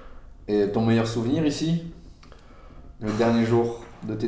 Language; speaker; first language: French; native; French